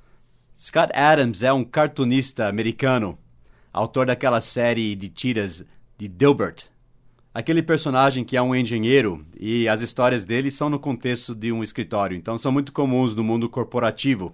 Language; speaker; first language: Portuguese; non-native, fluent; English